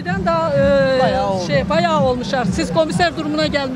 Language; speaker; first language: Turkish; native; Turkish